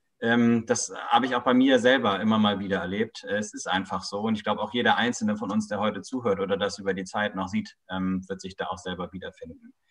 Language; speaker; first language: German; native; German